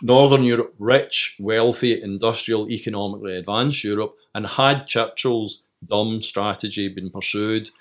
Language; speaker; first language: English; native; English